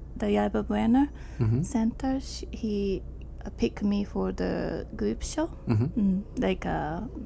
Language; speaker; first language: English; non-native, learner; Japanese